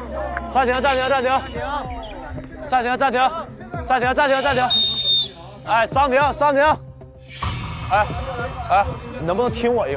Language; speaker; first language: Chinese; native; Chinese